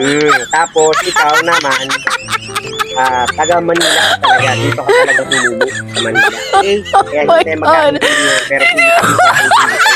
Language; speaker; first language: Filipino; non-native, local second language; Waray